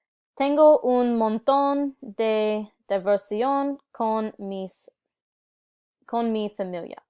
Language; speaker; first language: Spanish; non-native, learner; English